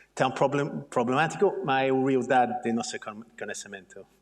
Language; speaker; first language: Portuguese; non-native, learner; English